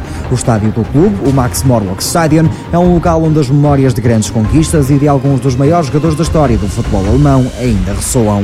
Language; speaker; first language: Portuguese; native; Portuguese